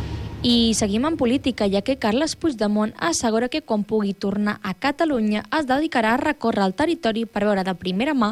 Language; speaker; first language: Catalan; native; Catalan